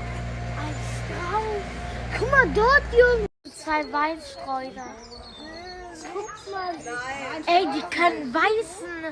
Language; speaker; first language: German; early bilingual, other home language; Arabic